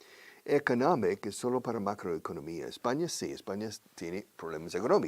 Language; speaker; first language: Spanish; non-native, fluent; English